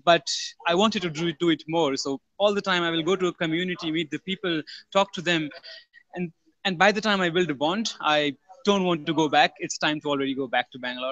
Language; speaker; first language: English; non-native, local second language; Hindi